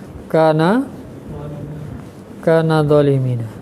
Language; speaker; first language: Arabic; non-native, fluent; Indonesian